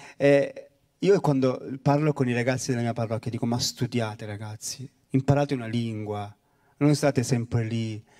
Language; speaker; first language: Italian; native; Italian